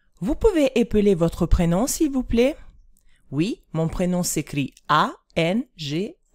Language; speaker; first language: French; non-native, fluent; Italian